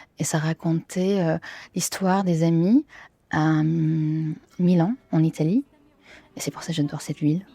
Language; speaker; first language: French; non-native, fluent; Arabic